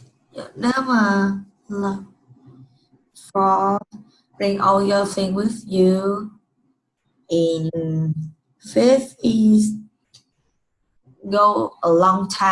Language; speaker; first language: English; non-native, learner; Vietnamese